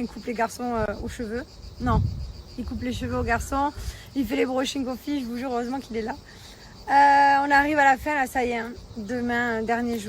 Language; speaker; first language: French; native; French